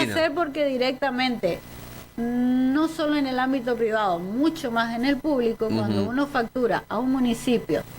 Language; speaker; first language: Spanish; native; Spanish